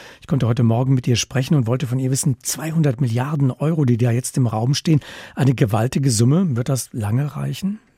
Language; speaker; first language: German; native; German